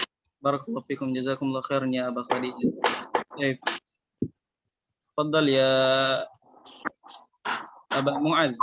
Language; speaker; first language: Arabic; non-native, fluent; Indonesian